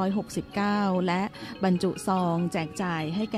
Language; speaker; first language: Thai; native; Thai